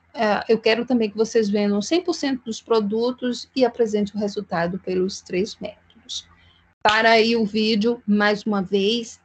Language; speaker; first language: Portuguese; native; Portuguese